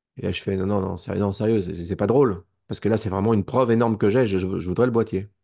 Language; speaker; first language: French; native; French